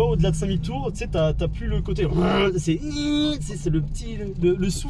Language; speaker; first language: French; native; French